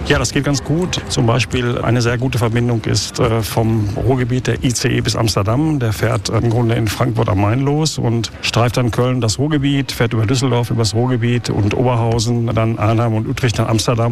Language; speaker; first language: German; native; German